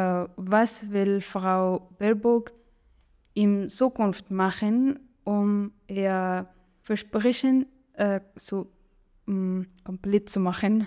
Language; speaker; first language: German; non-native, learner; Persian